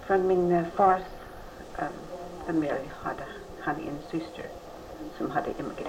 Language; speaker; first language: Swedish; early bilingual, heritage; Swedish